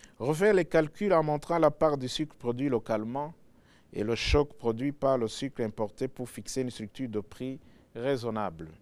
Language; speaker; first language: French; non-native, local second language; Rundi